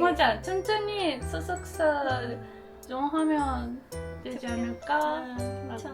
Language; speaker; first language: Korean; non-native, fluent; Japanese